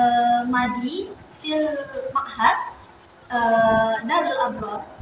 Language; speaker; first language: Arabic; non-native, learner; Indonesian